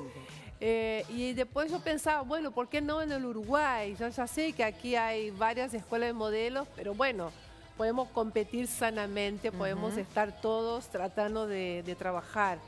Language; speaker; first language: Spanish; non-native, fluent; Portuguese